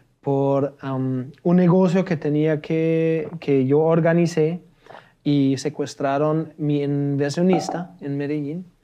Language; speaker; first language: Spanish; non-native, fluent; German